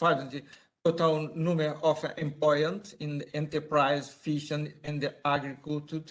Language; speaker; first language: English; non-native, learner; Portuguese